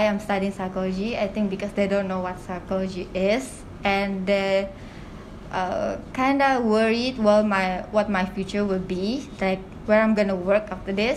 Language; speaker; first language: English; non-native, local second language; Malay